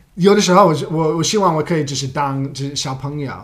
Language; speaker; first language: Chinese; non-native, fluent; English